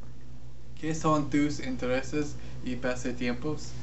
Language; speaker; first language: Spanish; non-native, learner; English